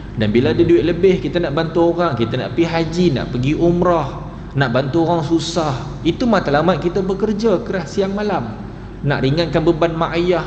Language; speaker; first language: Malay; native; Malay